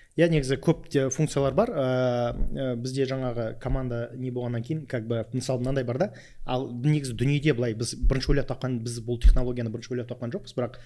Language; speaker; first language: Kazakh; non-native, local second language; Russian